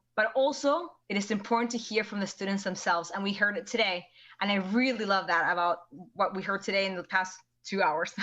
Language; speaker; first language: English; early bilingual, other home language; Spanish